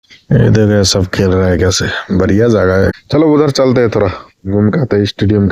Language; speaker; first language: Hindi; non-native, local second language; Bangla